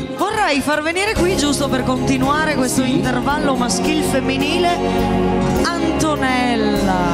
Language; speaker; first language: Italian; native; Italian